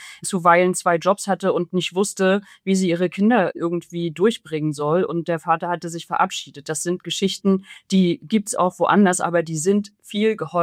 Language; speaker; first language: German; native; German